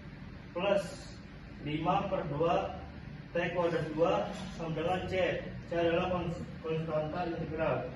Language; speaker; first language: Indonesian; native; Indonesian